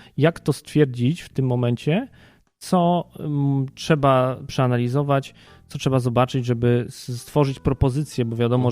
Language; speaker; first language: Polish; native; Polish